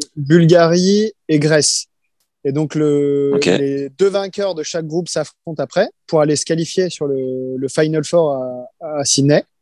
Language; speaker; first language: French; native; French